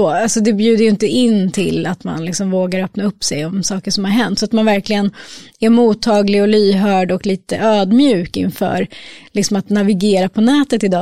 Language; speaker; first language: Swedish; native; Swedish